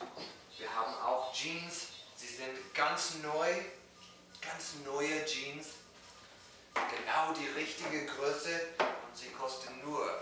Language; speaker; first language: German; non-native, learner; English